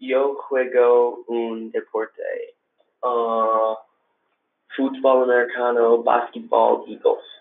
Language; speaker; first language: Spanish; non-native, learner; English